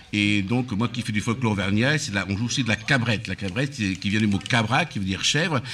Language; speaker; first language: French; native; French